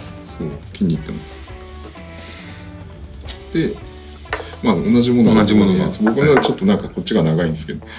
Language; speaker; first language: Japanese; native; Japanese